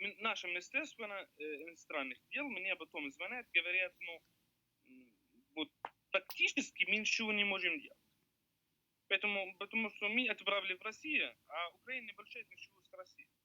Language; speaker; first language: Russian; non-native, learner; Arabic